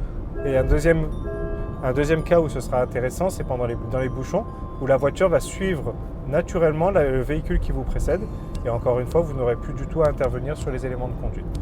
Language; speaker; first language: French; native; French